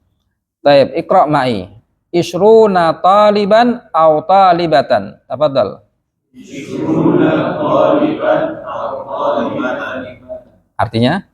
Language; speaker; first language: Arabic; non-native, fluent; Indonesian